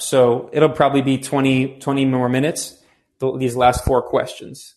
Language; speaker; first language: English; native; English